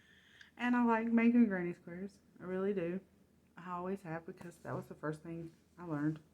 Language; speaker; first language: English; native; English